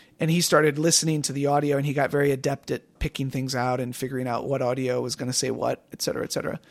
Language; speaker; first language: English; native; English